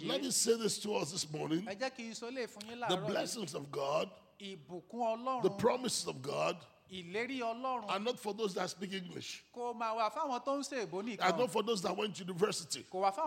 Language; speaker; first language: English; non-native, local second language; Igbo